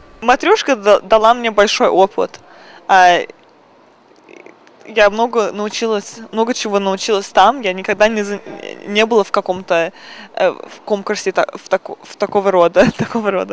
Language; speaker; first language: Russian; early bilingual, other home language; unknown